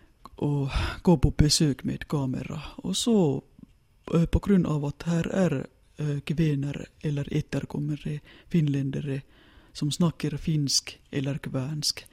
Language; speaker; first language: Norwegian; non-native, fluent; Finnish